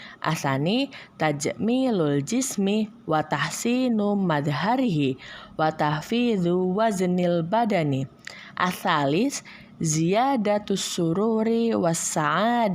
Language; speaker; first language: Arabic; non-native, learner; Indonesian